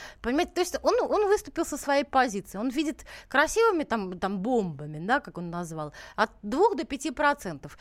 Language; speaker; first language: Russian; native; Russian